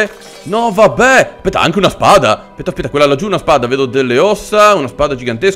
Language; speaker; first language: Italian; native; Italian